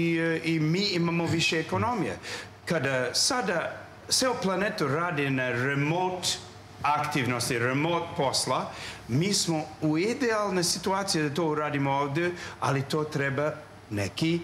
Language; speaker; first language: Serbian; non-native, learner; English